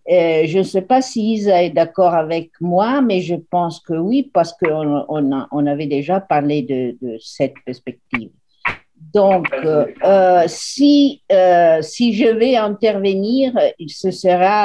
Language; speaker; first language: French; non-native, fluent; Italian